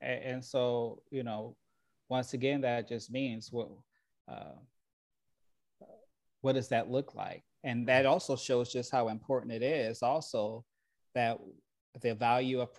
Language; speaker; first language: English; native; English